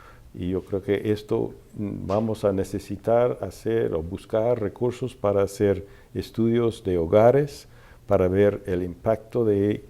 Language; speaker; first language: Spanish; non-native, fluent; English